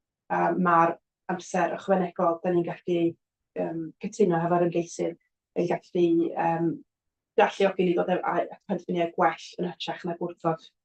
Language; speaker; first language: Welsh; native; Welsh